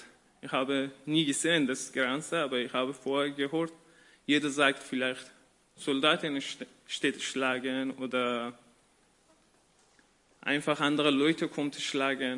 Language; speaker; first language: German; non-native, learner; Persian